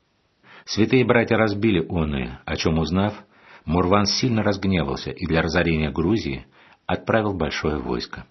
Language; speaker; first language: Russian; native; Russian